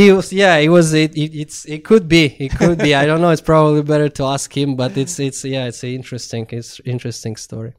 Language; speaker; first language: English; non-native, fluent; Russian